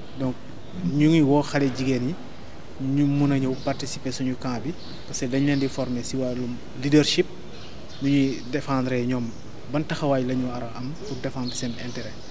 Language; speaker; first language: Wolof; non-native, local second language; Fula